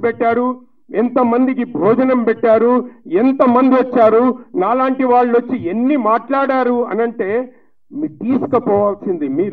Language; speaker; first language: Telugu; native; Telugu